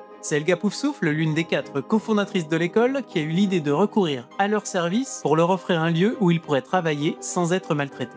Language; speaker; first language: French; native; French